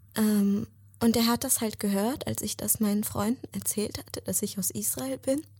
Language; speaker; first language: German; early bilingual, other home language; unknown